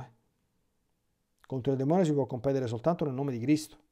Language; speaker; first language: Italian; native; Italian